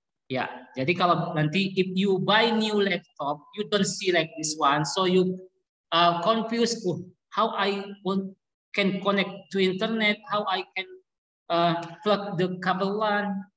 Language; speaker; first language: English; non-native, learner; Indonesian